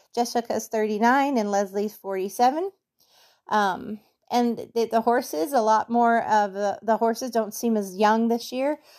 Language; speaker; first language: English; native; English